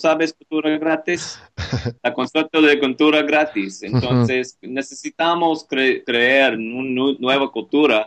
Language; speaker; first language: Spanish; non-native, learner; English